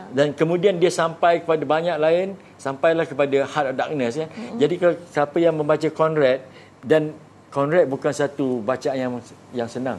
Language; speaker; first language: Malay; native; Malay